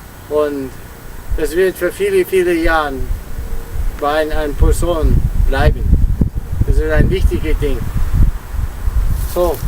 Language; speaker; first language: German; non-native, learner; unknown